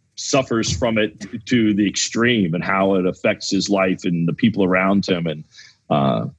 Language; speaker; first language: English; native; English